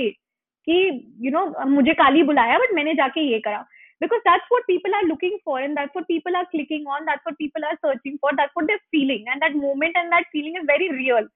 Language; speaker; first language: English; non-native, local second language; Hindi